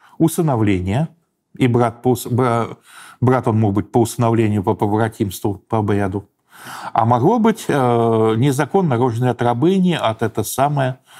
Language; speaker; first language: Russian; native; Russian